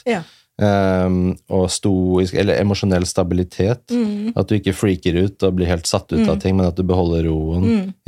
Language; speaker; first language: Norwegian; native; Norwegian